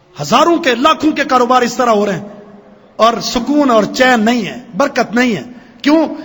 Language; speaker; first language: Urdu; native; Urdu